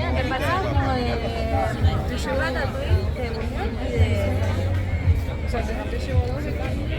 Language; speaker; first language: Spanish; native; Spanish